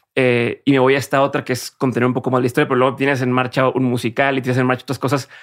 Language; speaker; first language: Spanish; native; Spanish